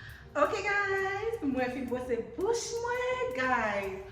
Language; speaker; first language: French; non-native, learner; Haitian Creole